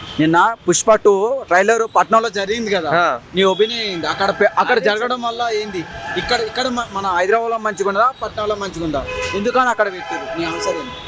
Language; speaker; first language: Telugu; native; Telugu